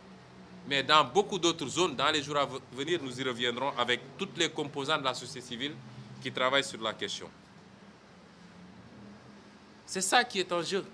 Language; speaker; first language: French; non-native, local second language; Wolof